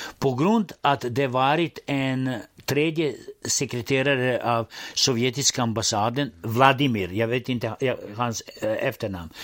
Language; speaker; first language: Swedish; non-native, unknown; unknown